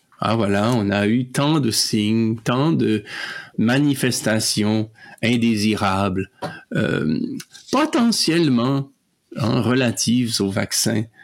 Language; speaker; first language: French; native; French